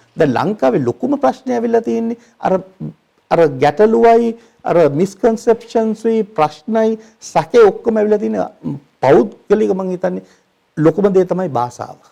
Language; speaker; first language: Sinhala; non-native, local second language; Tamil